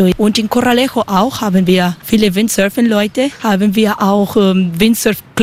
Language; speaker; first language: German; non-native, learner; Spanish